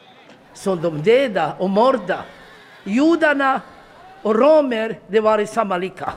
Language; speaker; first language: Swedish; non-native, learner; Romany